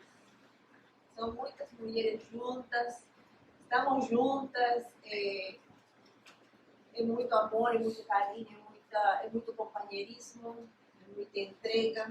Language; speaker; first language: Portuguese; non-native, fluent; Spanish